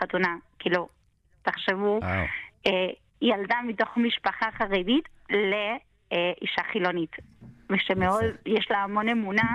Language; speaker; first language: Hebrew; non-native, fluent; Spanish